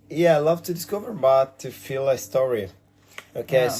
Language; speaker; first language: English; non-native, learner; Italian